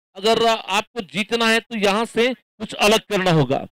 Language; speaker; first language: Hindi; non-native, local second language; Marathi